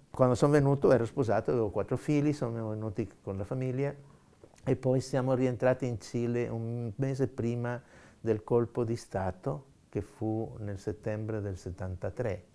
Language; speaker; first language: Italian; native; Italian